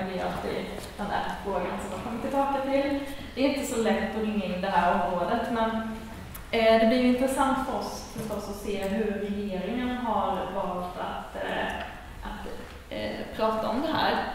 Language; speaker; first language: Swedish; native; Swedish